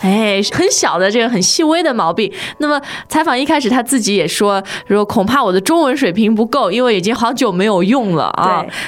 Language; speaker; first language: Chinese; native; Chinese